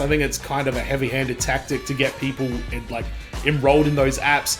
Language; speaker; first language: English; native; English